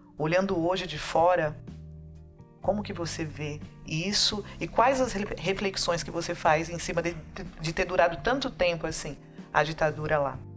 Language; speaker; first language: Portuguese; native; Portuguese